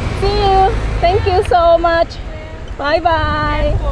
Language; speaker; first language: English; non-native, learner; Thai